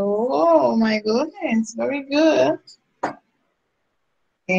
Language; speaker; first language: English; non-native, fluent; Spanish